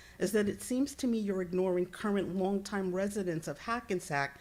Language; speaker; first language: English; native; English